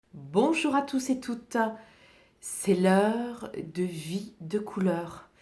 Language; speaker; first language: French; native; French